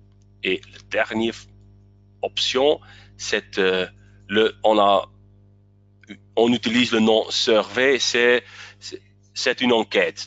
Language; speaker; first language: French; non-native, local second language; Dutch